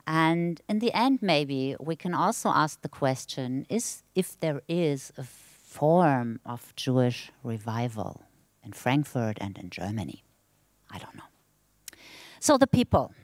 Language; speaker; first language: English; non-native, fluent; German